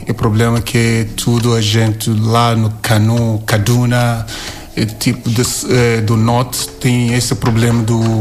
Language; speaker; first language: Portuguese; non-native, learner; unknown